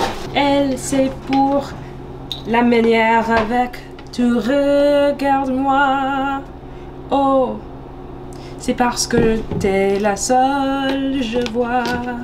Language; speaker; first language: French; non-native, learner; English